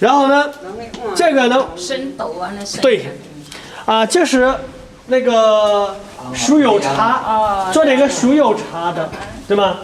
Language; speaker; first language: Chinese; non-native, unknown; Nepali